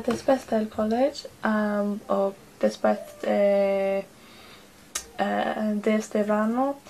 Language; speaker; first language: Spanish; non-native, learner; English